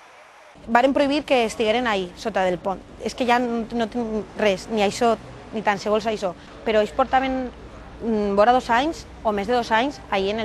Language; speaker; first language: Spanish; non-native, local second language; Catalan